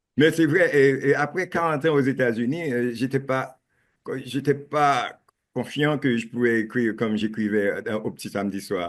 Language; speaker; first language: French; non-native, local second language; Haitian Creole